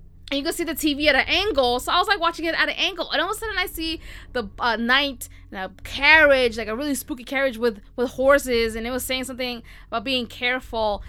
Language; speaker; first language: English; early bilingual, other home language; Spanish